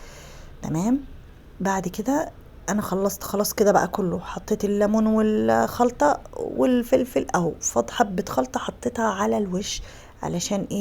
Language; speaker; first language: Arabic; native; Arabic